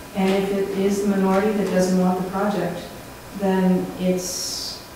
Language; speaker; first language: English; native; English